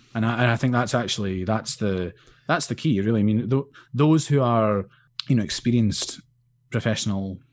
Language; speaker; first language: English; native; English